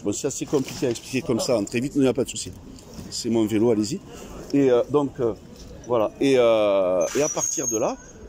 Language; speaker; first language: French; native; French